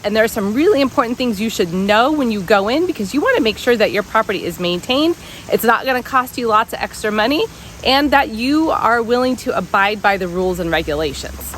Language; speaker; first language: English; native; English